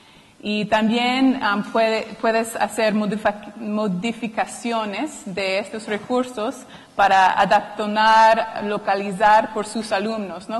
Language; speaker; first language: Spanish; non-native, fluent; English